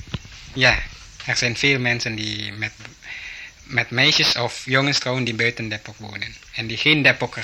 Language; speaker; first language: Dutch; early bilingual, heritage; Dutch